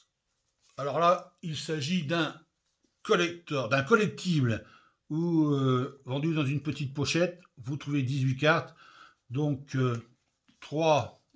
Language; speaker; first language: French; native; French